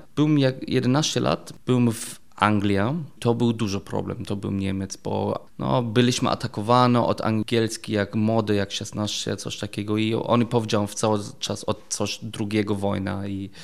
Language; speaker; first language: Polish; non-native, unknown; German